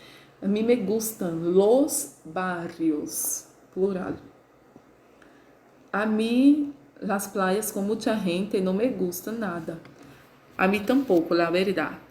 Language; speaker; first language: Spanish; non-native, learner; Portuguese